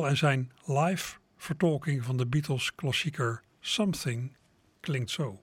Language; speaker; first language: Dutch; native; Dutch